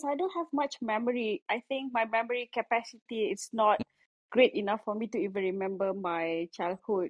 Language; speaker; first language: English; non-native, local second language; Malay